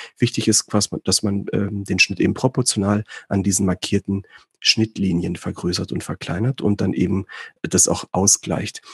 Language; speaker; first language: German; early bilingual, other home language; Greek